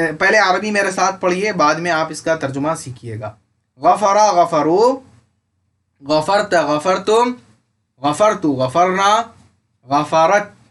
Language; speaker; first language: Urdu; native; Urdu